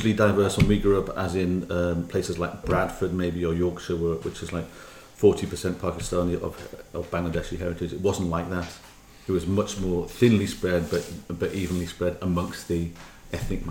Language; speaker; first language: English; native; English